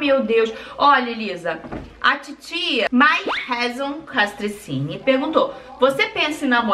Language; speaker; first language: Portuguese; native; Portuguese